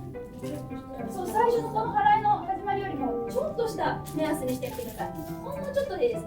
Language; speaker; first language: Japanese; native; Japanese